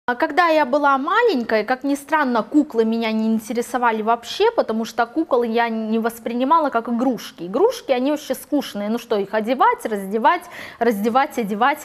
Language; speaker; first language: Russian; native; Russian